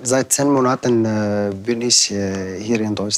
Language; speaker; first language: German; non-native, learner; Arabic